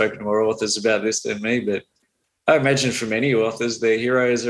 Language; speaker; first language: English; native; English